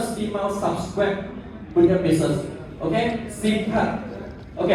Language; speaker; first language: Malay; non-native, local second language; Chinese